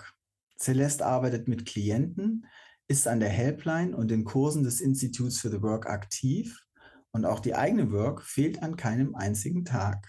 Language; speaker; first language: German; native; German